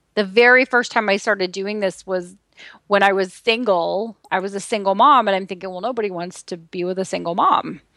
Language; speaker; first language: English; native; English